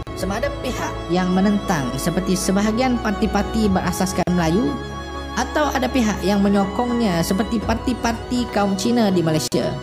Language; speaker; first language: Malay; native; Malay